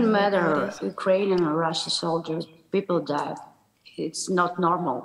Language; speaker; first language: English; non-native, learner; Russian